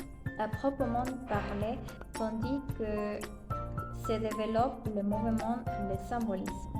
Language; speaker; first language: French; non-native, learner; Spanish